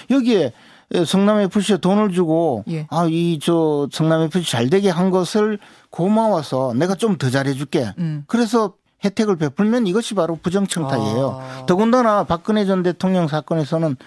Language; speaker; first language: Korean; native; Korean